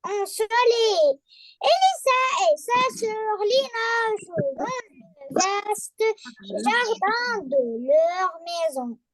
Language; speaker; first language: French; non-native, learner; Arabic